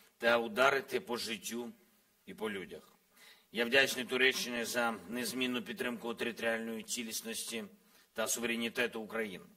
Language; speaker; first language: Ukrainian; non-native, local second language; Russian